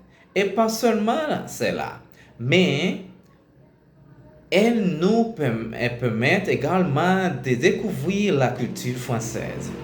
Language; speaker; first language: French; non-native, learner; Spanish